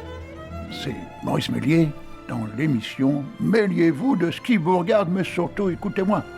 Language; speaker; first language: French; native; French